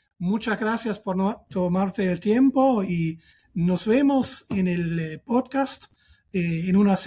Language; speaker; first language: Spanish; non-native, fluent; German